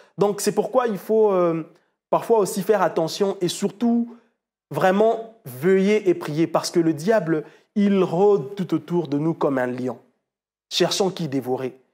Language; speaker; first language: French; non-native, local second language; Lingala